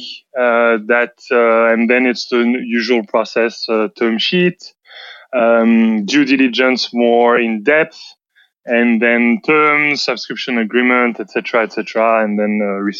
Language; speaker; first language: English; non-native, fluent; French